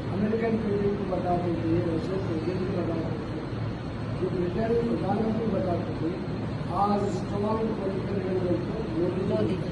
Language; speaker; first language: Hindi; non-native, local second language; Telugu